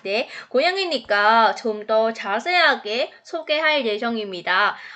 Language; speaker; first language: Korean; non-native, fluent; Vietnamese